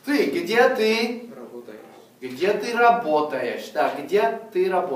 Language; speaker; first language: Russian; non-native, fluent; English